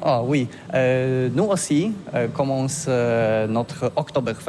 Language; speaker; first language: French; non-native, learner; Polish